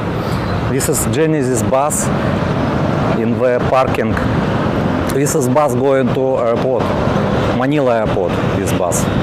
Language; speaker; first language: English; non-native, learner; Russian